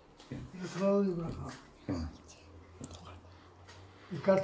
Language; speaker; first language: Hebrew; non-native, fluent; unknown